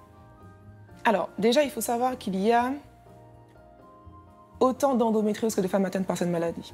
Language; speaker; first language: French; native; French